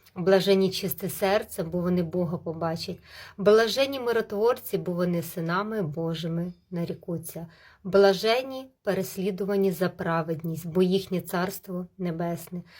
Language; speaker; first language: Ukrainian; non-native, local second language; Russian